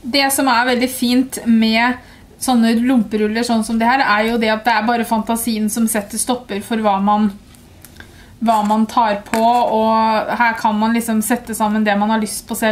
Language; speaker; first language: Norwegian; native; Norwegian